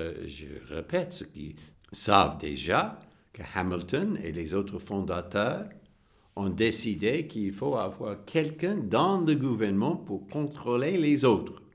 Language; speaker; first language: French; non-native, fluent; English